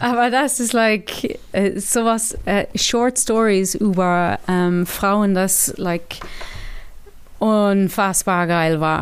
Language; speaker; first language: German; non-native, learner; English